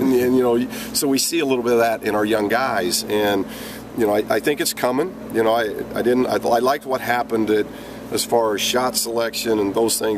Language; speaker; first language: English; native; English